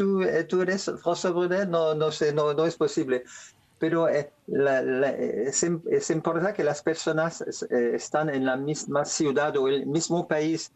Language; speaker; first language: Spanish; non-native, learner; French